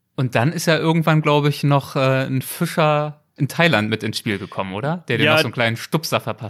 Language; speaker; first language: German; native; German